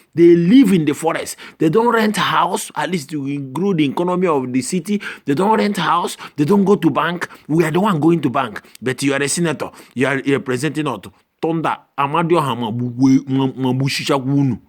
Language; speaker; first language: Nigerian Pidgin; non-native, local second language; Igbo